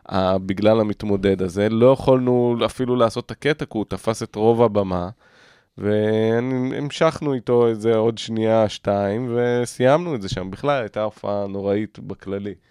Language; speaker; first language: Hebrew; native; Hebrew